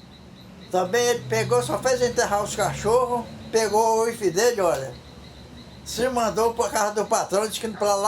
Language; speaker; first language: Portuguese; native; Portuguese